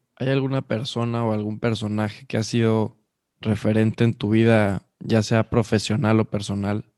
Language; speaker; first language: Spanish; native; Spanish